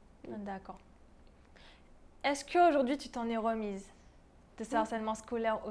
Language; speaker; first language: French; native; French